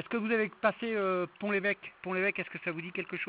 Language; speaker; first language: French; native; French